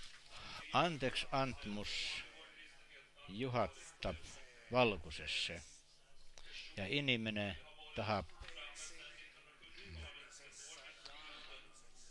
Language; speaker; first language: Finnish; non-native, learner; Estonian